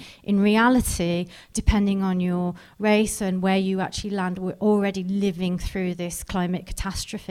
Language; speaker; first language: English; native; English